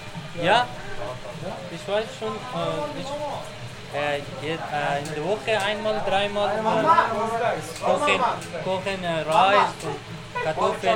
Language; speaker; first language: German; non-native, learner; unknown